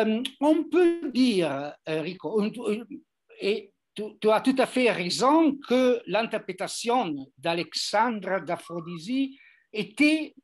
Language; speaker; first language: French; non-native, fluent; Italian